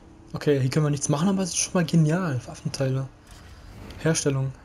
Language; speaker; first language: German; native; German